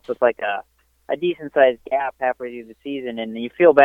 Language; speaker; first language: English; native; English